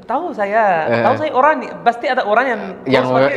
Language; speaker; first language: Indonesian; non-native, learner; Arabic